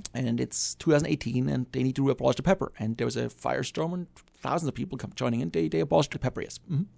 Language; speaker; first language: English; non-native, fluent; German